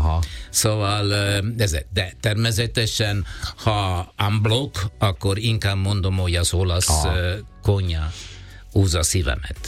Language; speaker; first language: Hungarian; non-native, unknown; Italian